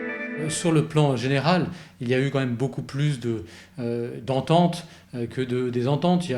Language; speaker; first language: French; native; French